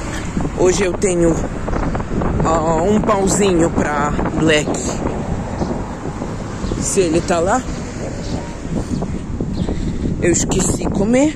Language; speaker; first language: Portuguese; non-native, learner; Ukrainian